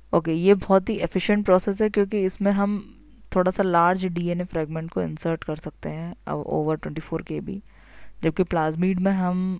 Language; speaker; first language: Hindi; native; Hindi